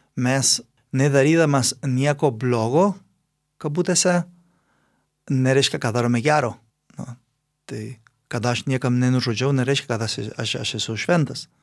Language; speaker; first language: Lithuanian; non-native, fluent; Spanish